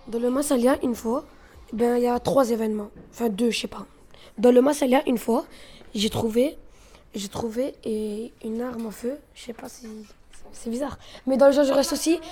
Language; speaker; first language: French; native; French